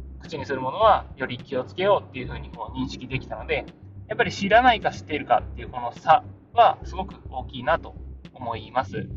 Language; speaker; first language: Japanese; native; Japanese